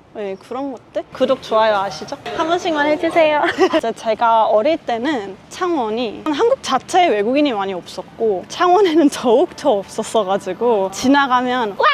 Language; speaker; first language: Korean; early bilingual, heritage; Korean